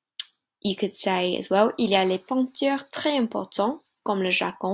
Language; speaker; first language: French; non-native, fluent; English